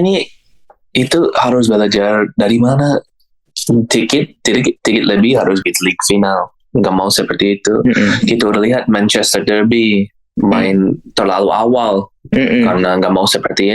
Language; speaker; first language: Indonesian; non-native, learner; English